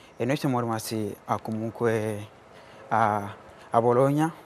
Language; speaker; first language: Italian; non-native, fluent; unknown